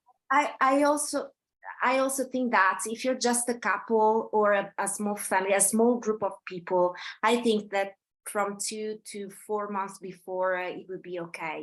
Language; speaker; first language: English; non-native, fluent; Italian